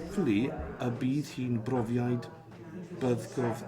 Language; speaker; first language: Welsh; non-native, learner; English